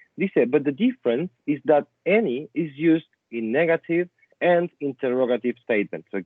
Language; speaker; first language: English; non-native, fluent; Spanish